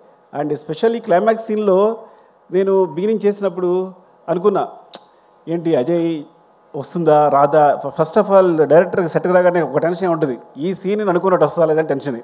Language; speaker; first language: Telugu; native; Telugu